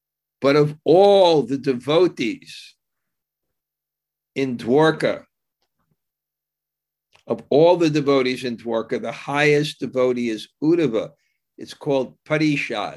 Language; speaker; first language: English; native; English